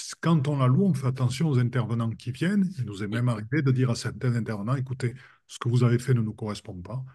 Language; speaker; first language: French; native; French